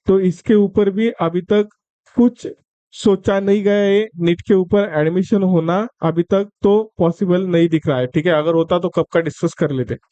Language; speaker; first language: Hindi; non-native, local second language; Marathi